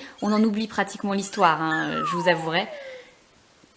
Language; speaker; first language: French; native; French